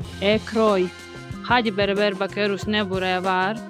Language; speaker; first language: Turkish; non-native, learner; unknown